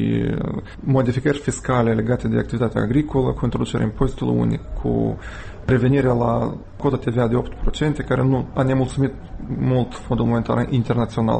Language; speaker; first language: Romanian; native; Romanian